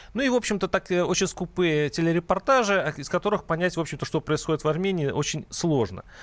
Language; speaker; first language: Russian; native; Russian